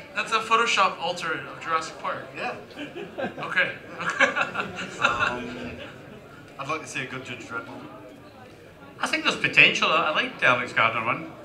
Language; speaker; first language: English; native; English